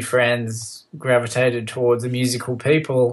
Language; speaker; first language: English; native; English